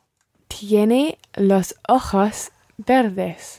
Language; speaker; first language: Spanish; non-native, learner; English